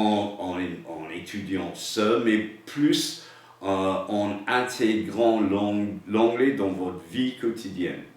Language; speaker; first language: French; non-native, fluent; English